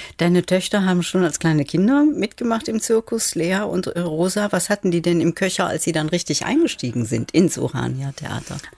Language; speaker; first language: German; native; German